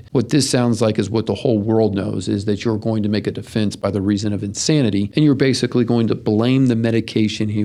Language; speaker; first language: English; native; English